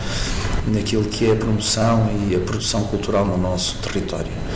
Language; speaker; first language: Portuguese; native; Portuguese